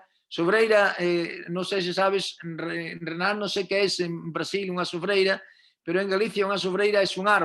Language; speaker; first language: Spanish; native; Spanish